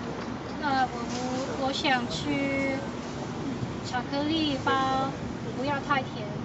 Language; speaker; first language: Chinese; non-native, learner; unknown